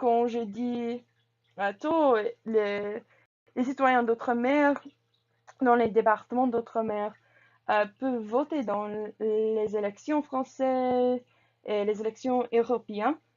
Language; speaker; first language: French; non-native, learner; English